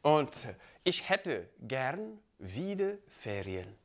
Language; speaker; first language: German; non-native, fluent; Wolof